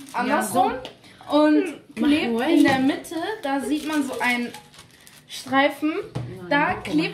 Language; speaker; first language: German; early bilingual, other home language; Aramaic